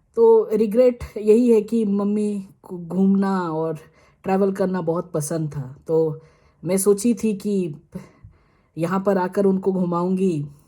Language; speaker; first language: Hindi; native; Hindi